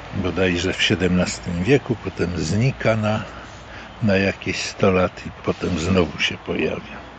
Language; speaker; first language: Polish; native; Polish